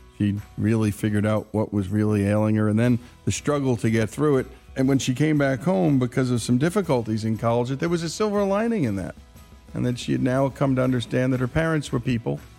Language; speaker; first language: English; native; English